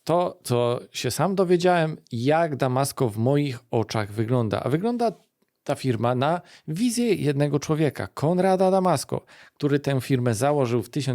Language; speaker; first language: Polish; native; Polish